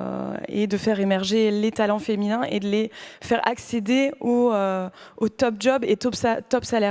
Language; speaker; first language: French; native; French